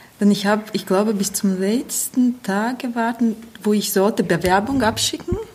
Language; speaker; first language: German; non-native, fluent; Latvian